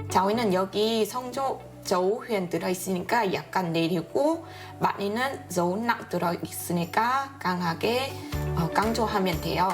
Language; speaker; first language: Korean; non-native, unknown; Vietnamese